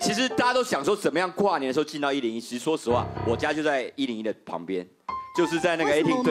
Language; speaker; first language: Chinese; native; Chinese